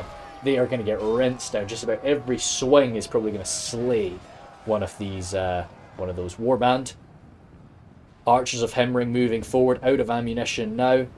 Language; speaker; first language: English; native; English